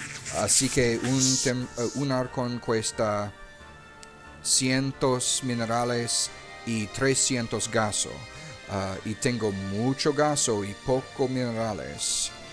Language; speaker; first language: Spanish; non-native, learner; English